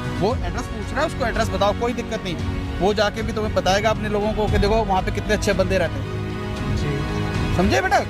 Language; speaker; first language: Hindi; native; Hindi